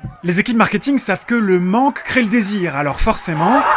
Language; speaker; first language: French; native; French